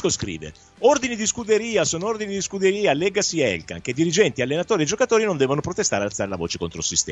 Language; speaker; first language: Italian; native; Italian